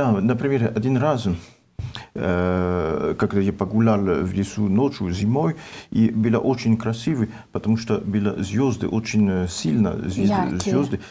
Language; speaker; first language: Russian; non-native, learner; French